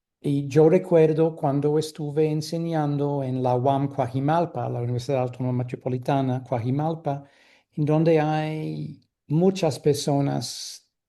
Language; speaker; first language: Spanish; non-native, fluent; English